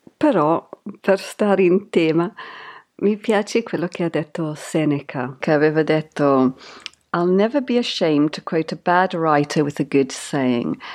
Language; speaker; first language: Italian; non-native, fluent; English